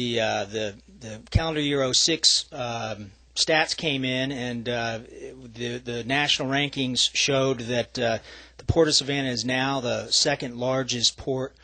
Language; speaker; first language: English; native; English